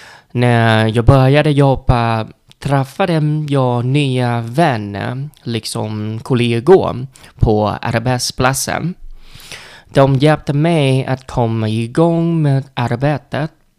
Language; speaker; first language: Swedish; non-native, learner; Vietnamese